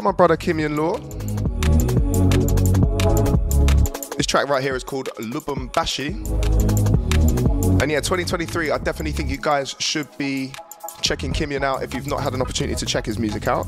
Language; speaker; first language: English; native; English